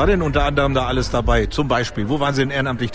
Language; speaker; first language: German; native; German